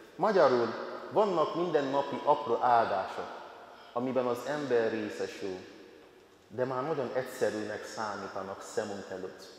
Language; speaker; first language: Hungarian; non-native, fluent; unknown